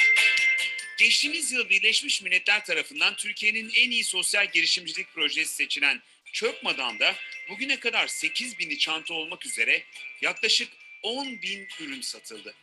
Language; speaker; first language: Turkish; native; Turkish